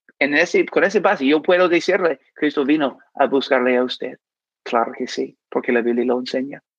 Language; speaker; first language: Spanish; non-native, fluent; English